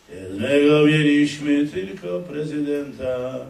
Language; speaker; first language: Polish; native; Polish